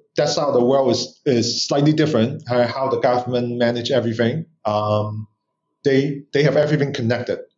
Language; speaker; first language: English; non-native, local second language; Cantonese